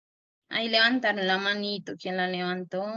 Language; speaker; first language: Spanish; native; Spanish